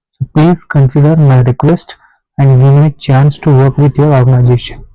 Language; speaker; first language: English; non-native, local second language; Kannada